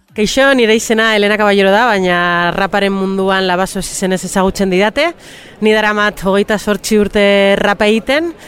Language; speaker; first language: Basque; non-native, local second language; Spanish